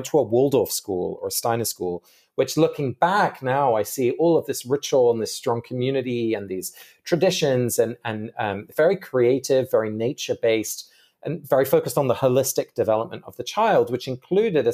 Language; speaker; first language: English; native; English